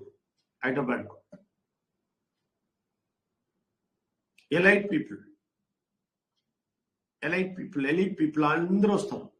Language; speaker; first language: Telugu; non-native, learner; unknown